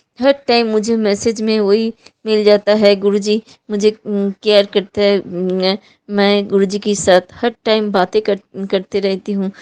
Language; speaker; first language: Hindi; non-native, local second language; Bangla